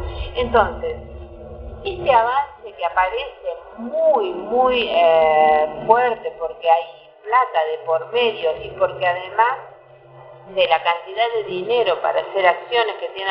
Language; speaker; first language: Spanish; native; Spanish